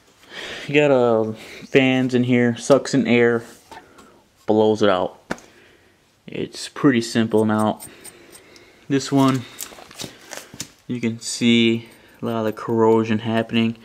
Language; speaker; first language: English; native; English